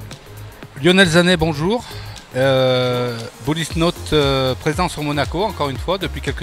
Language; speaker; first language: French; native; French